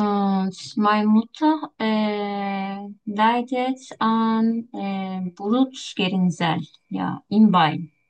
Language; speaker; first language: German; non-native, learner; Turkish